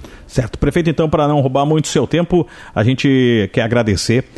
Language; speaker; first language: Portuguese; native; Portuguese